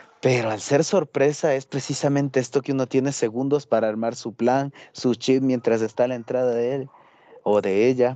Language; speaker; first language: Spanish; native; Spanish